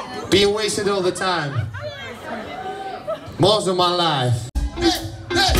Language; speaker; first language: English; non-native, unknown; Russian